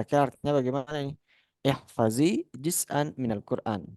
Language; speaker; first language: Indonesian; native; Indonesian